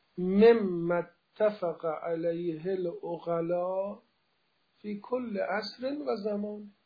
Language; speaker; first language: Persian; native; Persian